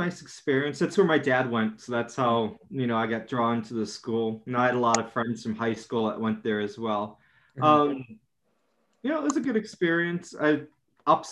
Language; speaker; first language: English; native; English